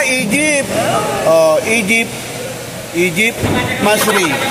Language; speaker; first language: English; non-native, local second language; Filipino